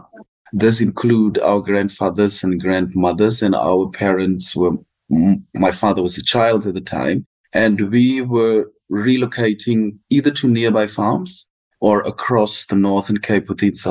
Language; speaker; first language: English; non-native, local second language; Afrikaans